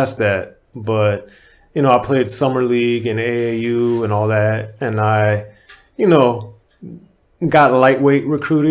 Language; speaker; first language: English; native; English